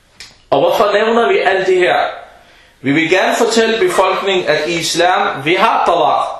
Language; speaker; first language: Danish; early bilingual, other home language; Arabic